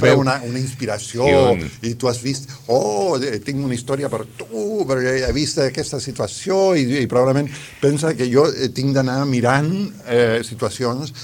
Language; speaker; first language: Catalan; non-native, fluent; Spanish